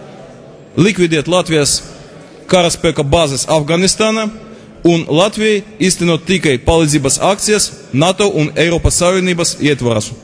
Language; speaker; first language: Latvian; non-native, local second language; Russian